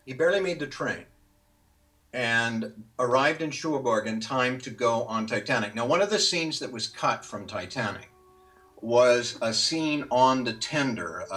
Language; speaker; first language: English; native; English